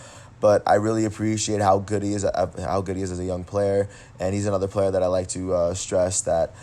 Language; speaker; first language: English; native; English